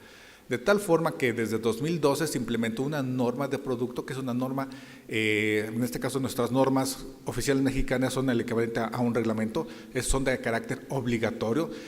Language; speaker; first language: Spanish; native; Spanish